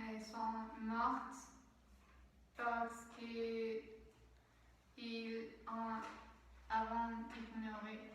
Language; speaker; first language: French; non-native, learner; Spanish